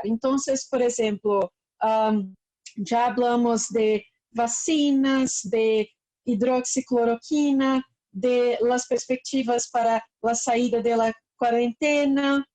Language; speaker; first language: Spanish; non-native, fluent; Portuguese